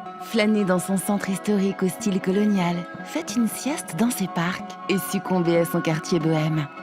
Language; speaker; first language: French; native; French